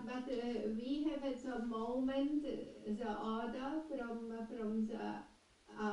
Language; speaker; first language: English; non-native, learner; German